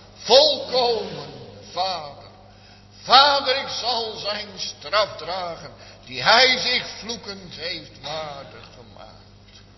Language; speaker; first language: Dutch; native; Dutch